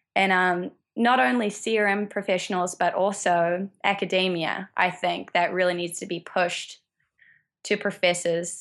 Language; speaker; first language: English; native; English